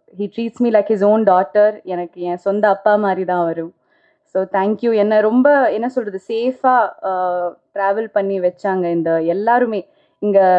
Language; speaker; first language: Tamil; non-native, local second language; Malayalam